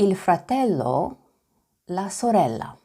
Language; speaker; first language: Italian; non-native, learner; Romanian